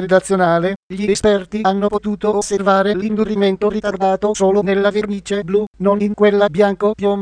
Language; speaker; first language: Italian; native; Italian